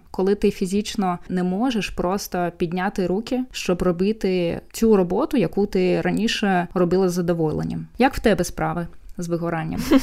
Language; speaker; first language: Ukrainian; non-native, local second language; Russian